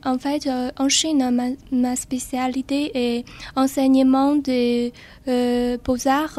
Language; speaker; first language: French; non-native, learner; Chinese